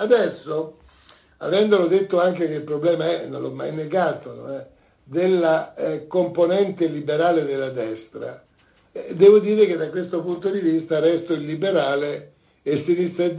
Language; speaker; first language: Italian; native; Italian